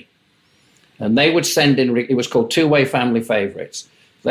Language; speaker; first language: English; native; English